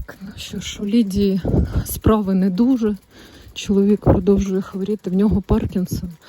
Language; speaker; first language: Ukrainian; non-native, local second language; Russian